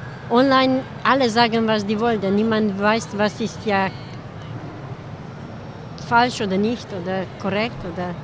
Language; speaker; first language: German; non-native, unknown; Hungarian